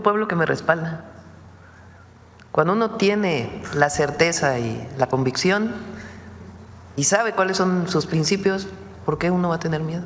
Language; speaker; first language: Spanish; native; Spanish